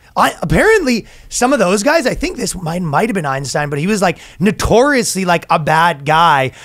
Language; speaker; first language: English; native; English